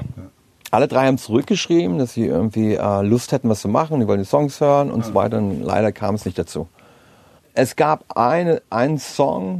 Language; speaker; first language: German; native; German